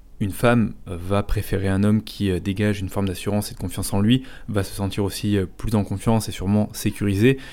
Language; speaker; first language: French; native; French